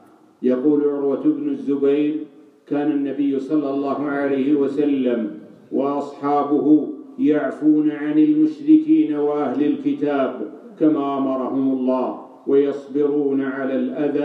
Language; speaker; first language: Arabic; native; Arabic